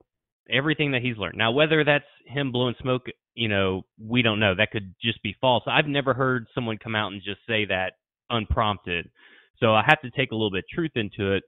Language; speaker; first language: English; native; English